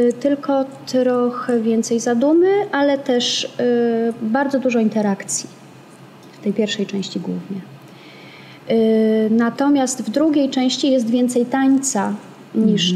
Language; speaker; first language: Polish; native; Polish